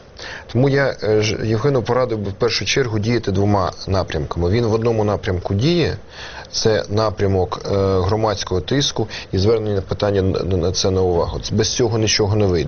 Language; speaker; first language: Ukrainian; native; Ukrainian